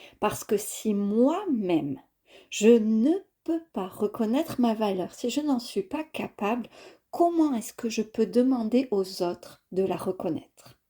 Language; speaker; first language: French; native; French